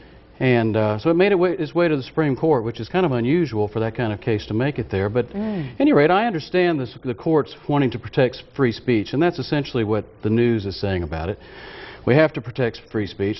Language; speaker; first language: English; native; English